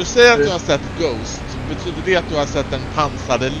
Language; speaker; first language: Swedish; native; Swedish